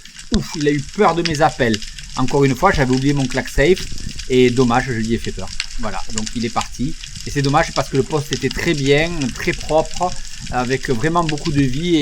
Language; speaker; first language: French; native; French